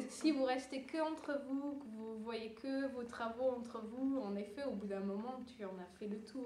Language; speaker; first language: French; early bilingual, other home language; Dutch